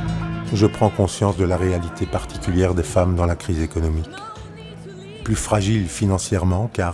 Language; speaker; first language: French; native; French